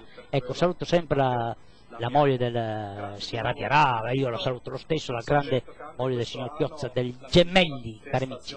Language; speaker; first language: Italian; native; Italian